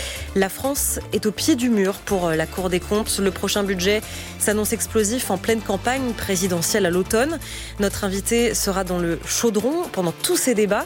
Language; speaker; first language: French; native; French